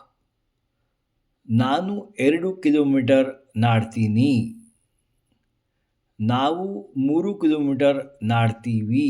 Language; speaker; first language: Kannada; non-native, learner; Marathi